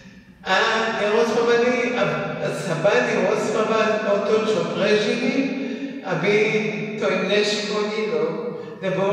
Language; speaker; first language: Slovak; early bilingual, heritage; Slovak